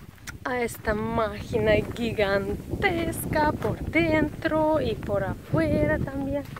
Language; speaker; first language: Spanish; non-native, learner; Russian